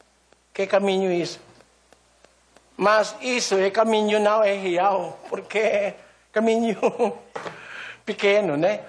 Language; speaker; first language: Portuguese; non-native, learner; Filipino